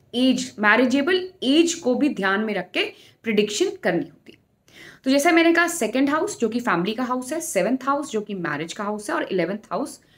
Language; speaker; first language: Hindi; native; Hindi